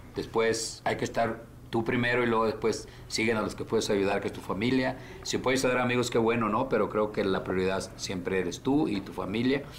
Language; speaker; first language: Spanish; native; Spanish